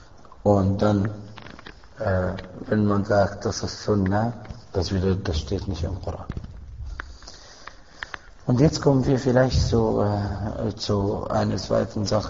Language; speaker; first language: German; non-native, fluent; Arabic